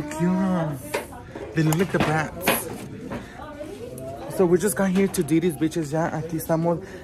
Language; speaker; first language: English; early bilingual, other home language; Spanish